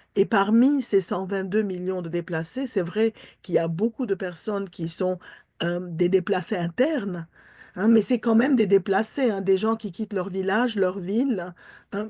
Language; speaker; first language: French; non-native, local second language; Armenian